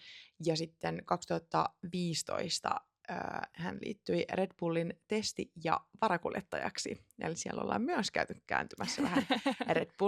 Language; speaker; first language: Finnish; native; Finnish